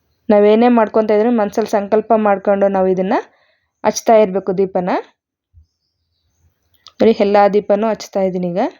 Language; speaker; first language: Kannada; native; Kannada